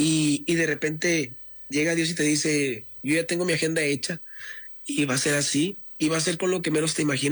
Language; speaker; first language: Spanish; native; Spanish